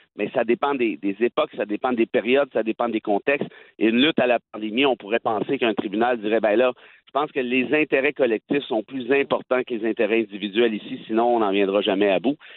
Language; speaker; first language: French; native; French